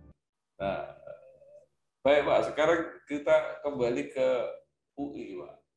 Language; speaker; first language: Indonesian; native; Indonesian